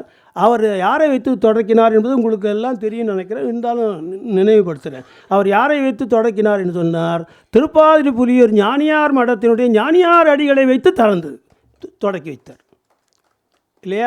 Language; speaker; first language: Tamil; native; Tamil